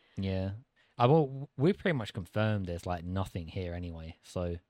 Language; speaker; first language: English; native; English